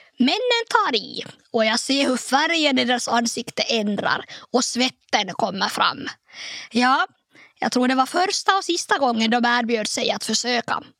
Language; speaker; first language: Swedish; native; Swedish